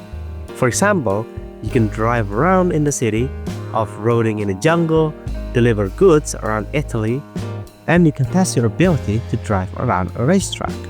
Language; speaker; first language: English; non-native, fluent; Indonesian